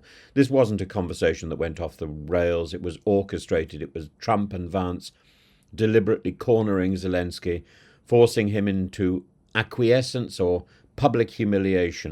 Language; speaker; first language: English; native; English